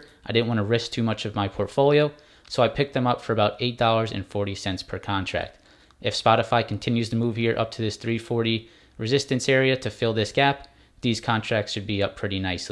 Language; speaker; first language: English; native; English